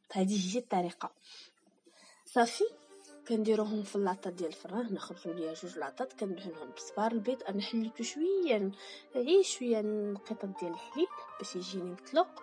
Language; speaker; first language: Arabic; native; Arabic